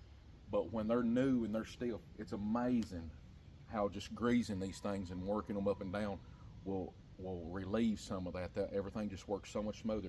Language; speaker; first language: English; native; English